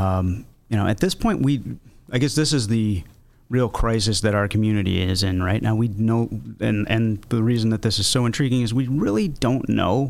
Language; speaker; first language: English; native; English